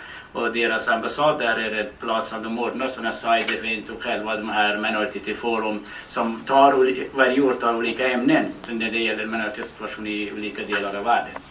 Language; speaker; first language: Swedish; non-native, fluent; Baluchi